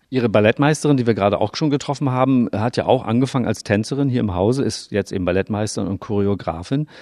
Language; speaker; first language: German; native; German